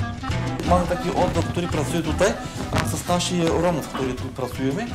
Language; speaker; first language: Polish; non-native, learner; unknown